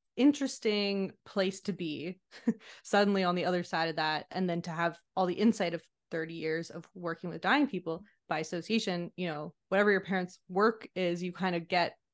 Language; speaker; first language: English; native; English